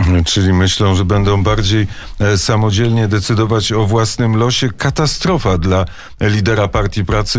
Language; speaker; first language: Polish; native; Polish